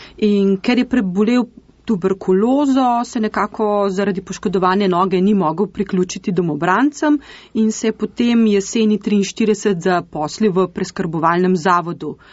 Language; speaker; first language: Slovenian; native; Slovenian